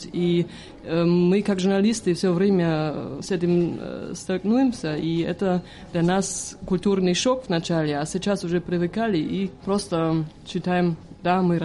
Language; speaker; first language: Russian; non-native, fluent; German